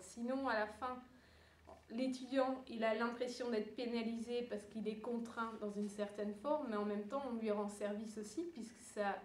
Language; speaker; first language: French; early bilingual, other home language; Dutch